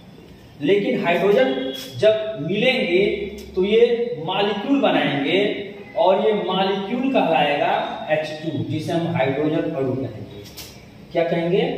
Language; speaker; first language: Hindi; native; Hindi